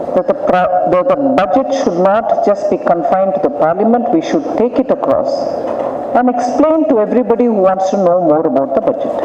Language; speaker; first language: English; non-native, local second language; Tamil